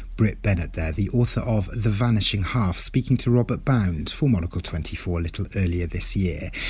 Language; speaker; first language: English; non-native, local second language; Welsh